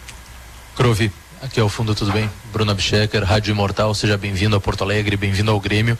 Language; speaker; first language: Portuguese; native; Portuguese